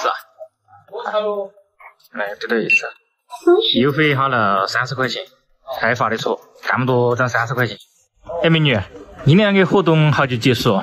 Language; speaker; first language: Chinese; non-native, local second language; Hakka Chinese